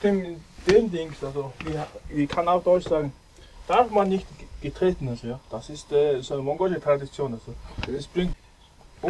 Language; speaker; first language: German; non-native, learner; Mongolian